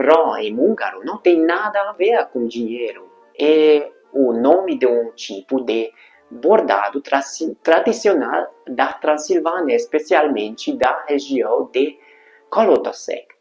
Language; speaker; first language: Portuguese; non-native, fluent; Hungarian